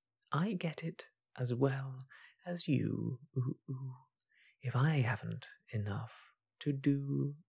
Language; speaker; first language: English; native; English